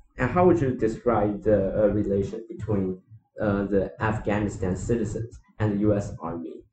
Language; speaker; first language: English; non-native, fluent; Chinese